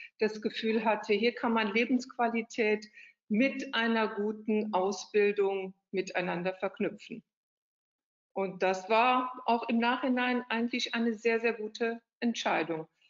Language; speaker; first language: German; native; German